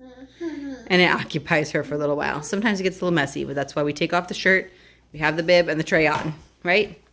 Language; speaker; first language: English; native; English